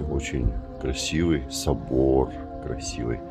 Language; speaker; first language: Russian; native; Russian